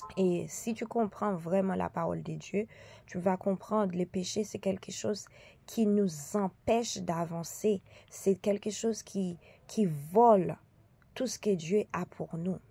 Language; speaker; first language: French; early bilingual, other home language; Haitian Creole